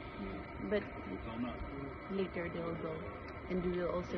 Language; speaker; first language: English; non-native, local second language; Filipino